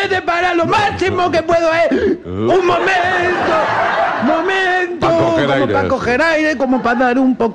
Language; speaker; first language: Spanish; native; Spanish